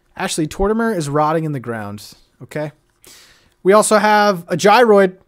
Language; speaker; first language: English; native; English